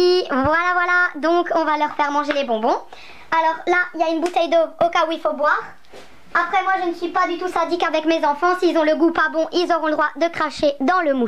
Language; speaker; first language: French; native; French